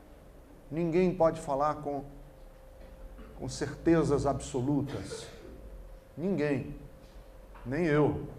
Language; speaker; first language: Portuguese; native; Portuguese